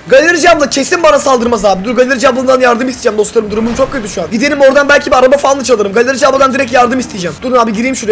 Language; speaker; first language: Turkish; native; Turkish